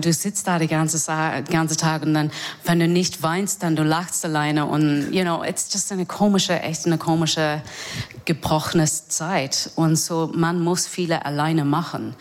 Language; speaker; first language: German; non-native, fluent; English